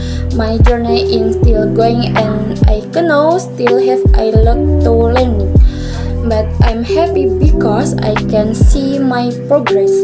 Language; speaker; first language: English; non-native, learner; Indonesian